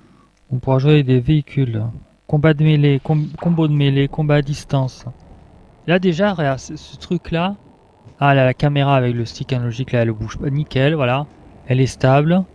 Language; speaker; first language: French; native; French